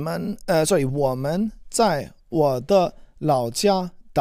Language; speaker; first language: Chinese; non-native, learner; English